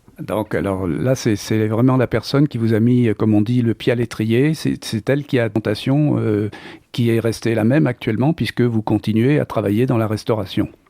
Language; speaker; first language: French; native; French